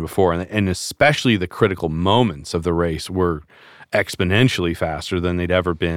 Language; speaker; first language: English; native; English